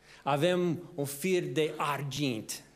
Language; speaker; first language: Romanian; non-native, fluent; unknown